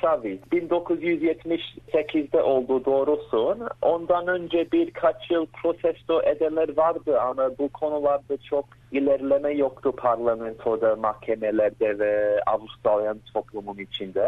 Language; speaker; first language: Turkish; early bilingual, heritage; Turkish